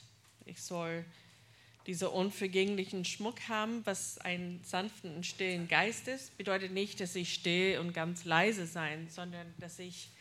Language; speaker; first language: German; non-native, fluent; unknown